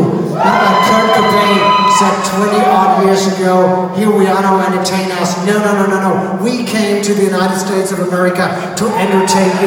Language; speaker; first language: English; non-native, fluent; German